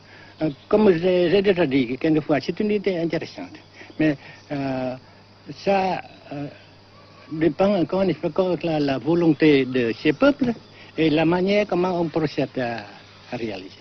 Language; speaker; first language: French; non-native, fluent; Vietnamese